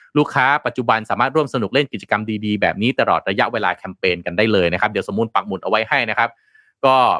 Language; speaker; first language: Thai; non-native, local second language; Lao